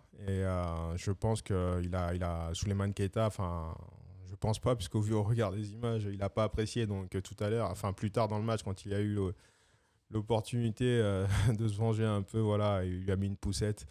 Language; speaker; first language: French; native; French